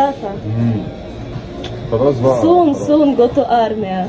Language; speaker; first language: English; non-native, learner; Russian